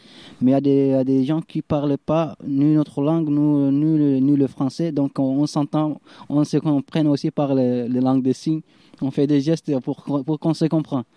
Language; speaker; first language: French; non-native, fluent; Arabic